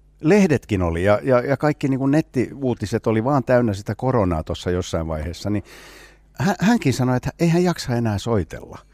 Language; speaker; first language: Finnish; non-native, local second language; Swedish